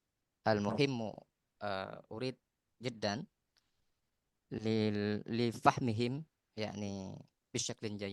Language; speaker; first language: Arabic; non-native, learner; Indonesian